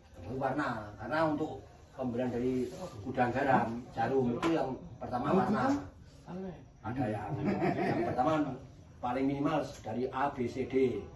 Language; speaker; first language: Indonesian; non-native, local second language; Javanese